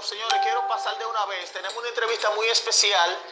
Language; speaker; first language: Spanish; native; Spanish